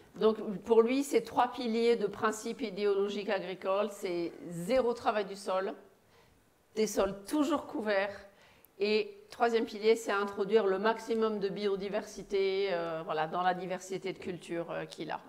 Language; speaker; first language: French; native; French